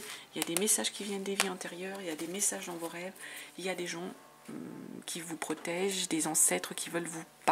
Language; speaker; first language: French; native; French